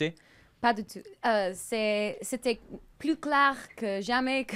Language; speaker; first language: French; non-native, learner; English